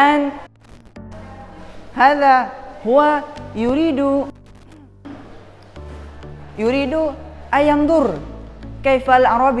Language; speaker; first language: Arabic; non-native, fluent; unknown